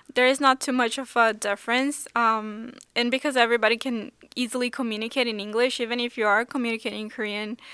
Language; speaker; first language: English; non-native, fluent; Portuguese